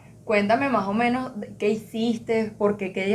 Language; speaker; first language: Spanish; native; Spanish